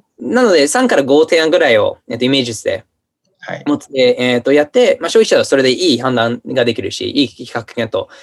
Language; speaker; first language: Japanese; non-native, fluent; English